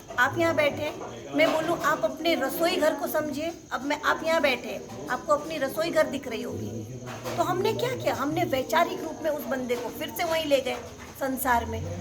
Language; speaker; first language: Hindi; non-native, local second language; Nepali